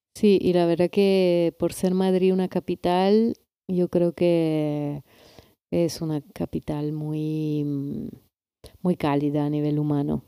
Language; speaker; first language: Spanish; non-native, fluent; Italian